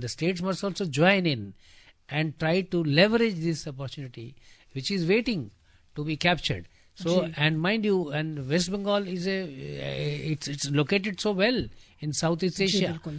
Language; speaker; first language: English; non-native, local second language; Hindi